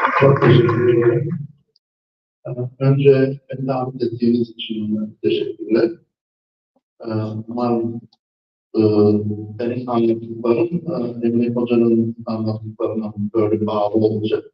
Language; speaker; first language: Turkish; non-native, fluent; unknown